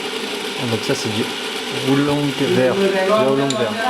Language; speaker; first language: French; native; French